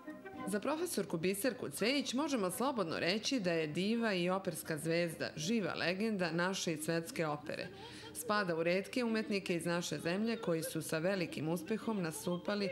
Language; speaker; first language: Serbian; native; Serbian